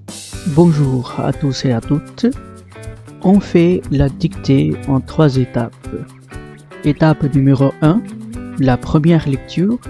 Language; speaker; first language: French; non-native, fluent; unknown